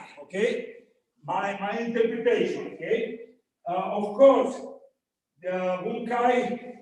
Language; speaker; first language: English; non-native, learner; Spanish